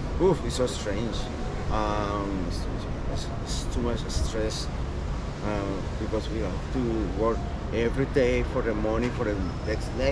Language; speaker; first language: English; non-native, learner; Spanish